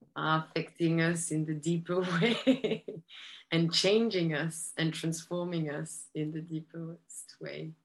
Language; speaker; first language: English; non-native, fluent; French